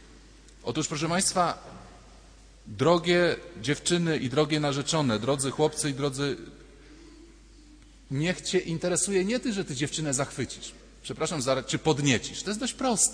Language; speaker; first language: Polish; native; Polish